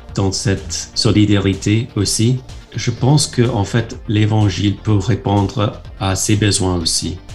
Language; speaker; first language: French; non-native, fluent; English